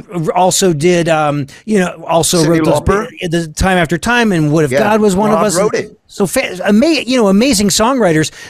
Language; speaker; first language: English; native; English